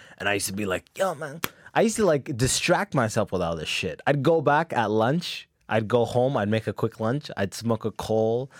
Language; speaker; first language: English; early bilingual, other home language; Arabic